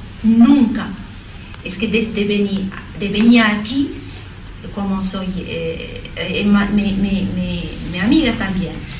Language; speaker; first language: Spanish; non-native, learner; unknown